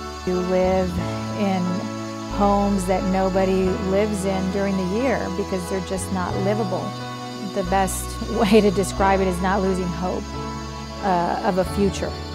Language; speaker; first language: English; early bilingual, other home language; Spanish